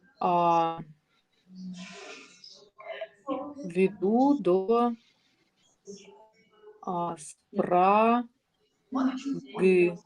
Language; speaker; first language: Ukrainian; non-native, learner; Russian